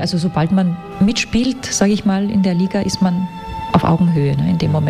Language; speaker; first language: German; native; German